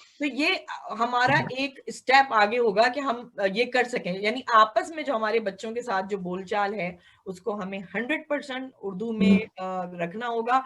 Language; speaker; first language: Urdu; native; Urdu